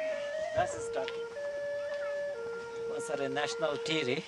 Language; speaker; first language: German; non-native, learner; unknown